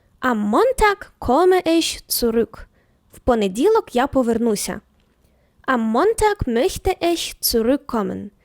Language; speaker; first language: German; non-native, fluent; Ukrainian